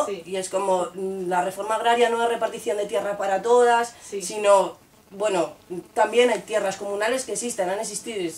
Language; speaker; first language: Spanish; native; Spanish